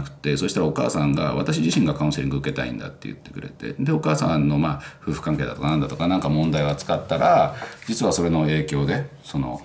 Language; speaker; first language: Japanese; native; Japanese